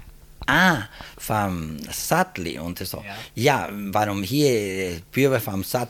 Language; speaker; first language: German; early bilingual, heritage; German